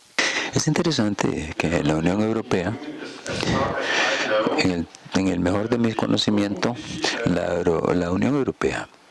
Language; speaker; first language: Spanish; non-native, fluent; German